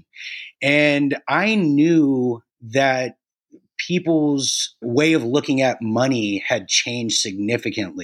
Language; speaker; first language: English; native; English